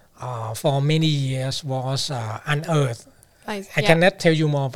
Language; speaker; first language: English; non-native, fluent; Thai